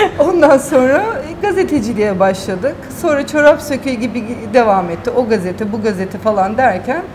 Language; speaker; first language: Turkish; early bilingual, heritage; Turkish